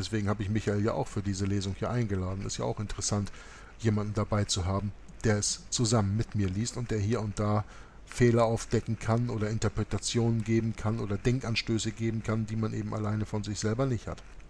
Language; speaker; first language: German; native; German